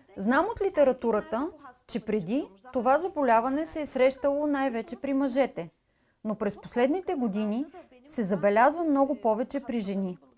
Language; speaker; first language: Bulgarian; native; Bulgarian